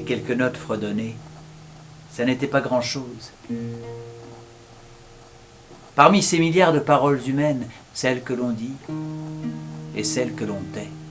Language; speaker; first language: French; native; French